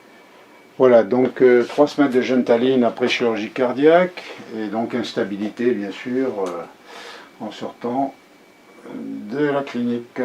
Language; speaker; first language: French; native; French